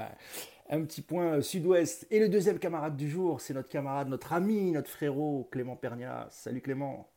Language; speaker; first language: French; native; French